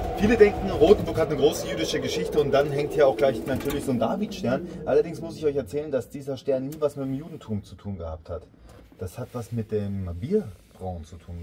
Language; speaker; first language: German; native; German